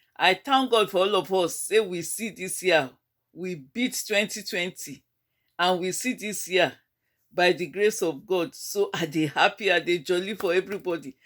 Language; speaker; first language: Nigerian Pidgin; native; Nigerian Pidgin